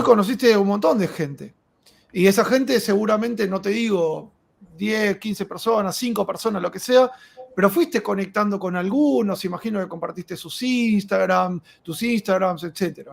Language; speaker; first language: Spanish; native; Spanish